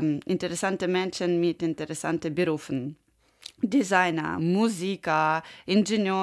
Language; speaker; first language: German; non-native, learner; Ukrainian